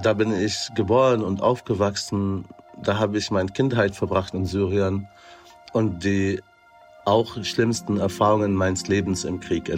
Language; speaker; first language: German; non-native, fluent; Arabic